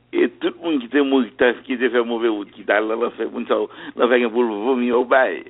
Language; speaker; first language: French; non-native, local second language; Haitian Creole